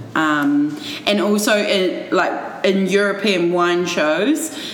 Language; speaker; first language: English; native; English